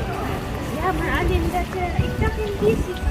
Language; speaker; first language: Dutch; non-native, learner; Filipino